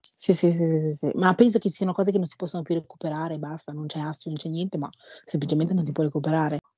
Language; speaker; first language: Italian; early bilingual, other home language; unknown